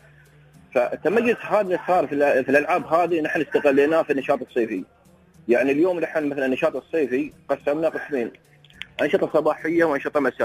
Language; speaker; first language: Arabic; native; Arabic